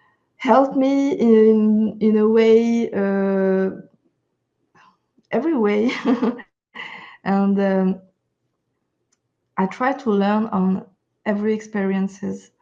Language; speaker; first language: English; non-native, fluent; French